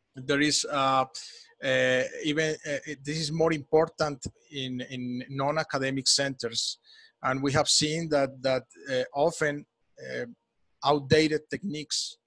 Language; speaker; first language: English; non-native, fluent; Spanish